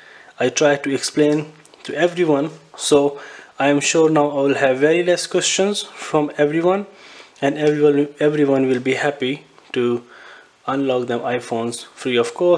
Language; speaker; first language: English; non-native, fluent; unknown